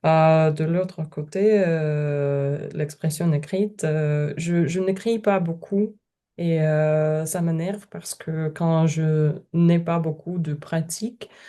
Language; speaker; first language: French; non-native, learner; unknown